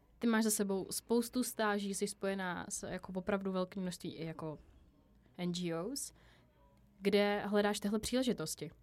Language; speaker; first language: Czech; native; Czech